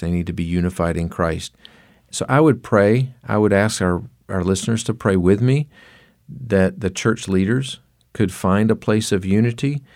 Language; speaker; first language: English; native; English